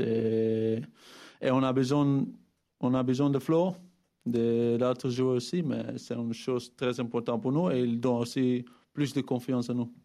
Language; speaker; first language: French; non-native, fluent; Dutch